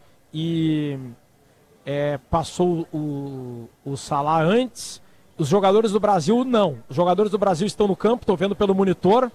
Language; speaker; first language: Portuguese; native; Portuguese